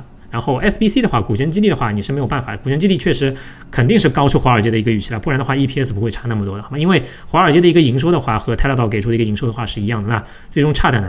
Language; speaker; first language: Chinese; native; Chinese